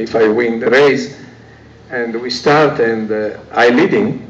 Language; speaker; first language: English; non-native, learner; Italian